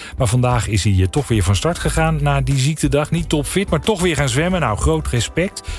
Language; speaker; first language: Dutch; native; Dutch